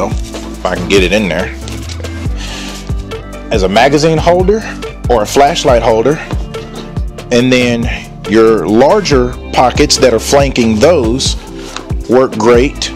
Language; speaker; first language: English; native; English